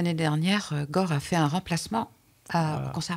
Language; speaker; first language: French; native; French